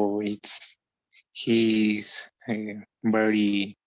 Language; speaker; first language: English; non-native, learner; Spanish